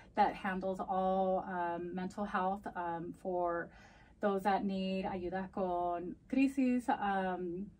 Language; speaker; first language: English; early bilingual, other home language; Spanish